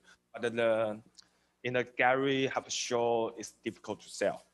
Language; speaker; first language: English; non-native, learner; Chinese